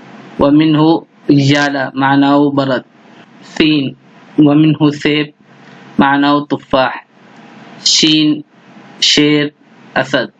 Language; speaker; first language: Arabic; non-native, fluent; Urdu